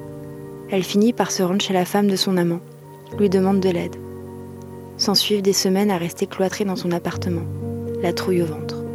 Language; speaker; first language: French; native; French